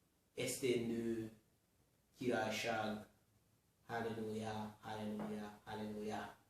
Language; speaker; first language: Hungarian; non-native, learner; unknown